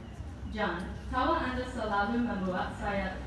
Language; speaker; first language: Indonesian; non-native, learner; English